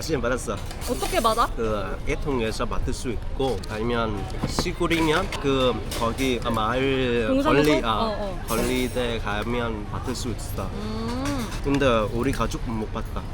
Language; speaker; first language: Korean; non-native, fluent; Vietnamese